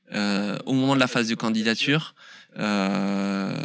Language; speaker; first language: French; native; French